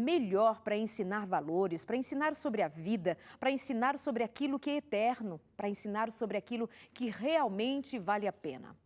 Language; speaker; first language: Portuguese; native; Portuguese